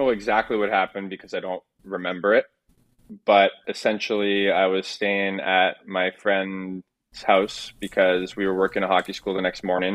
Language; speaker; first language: English; native; English